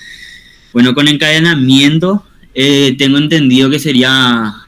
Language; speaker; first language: Spanish; native; Spanish